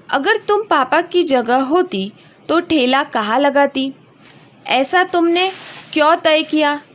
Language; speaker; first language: Hindi; non-native, local second language; Marathi